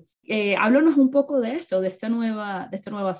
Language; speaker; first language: Spanish; native; Spanish